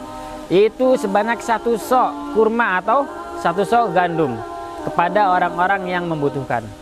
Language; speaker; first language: Indonesian; native; Indonesian